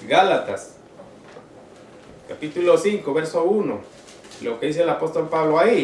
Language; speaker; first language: Spanish; native; Spanish